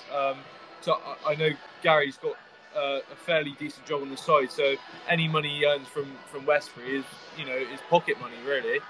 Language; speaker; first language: English; native; English